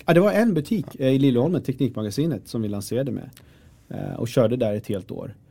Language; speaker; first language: Swedish; early bilingual, other home language; Kurdish